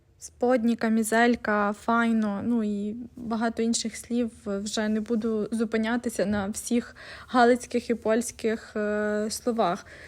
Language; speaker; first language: Ukrainian; native; Ukrainian